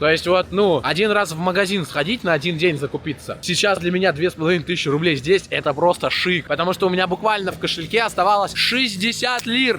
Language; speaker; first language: Russian; native; Russian